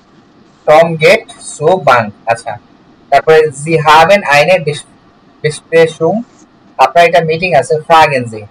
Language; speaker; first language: German; non-native, learner; Bangla